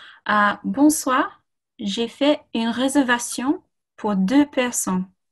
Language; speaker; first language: French; non-native, fluent; English